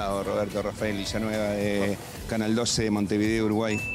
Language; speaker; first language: Spanish; native; Spanish